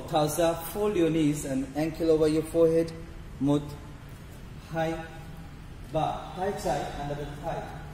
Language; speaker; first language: English; non-native, local second language; Bangla